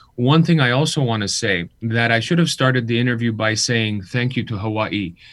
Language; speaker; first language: English; early bilingual, other home language; Armenian